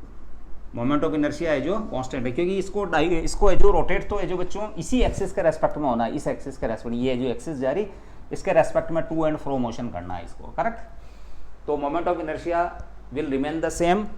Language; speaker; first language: Hindi; native; Hindi